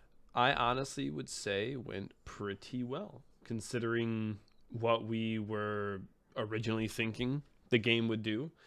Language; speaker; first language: English; native; English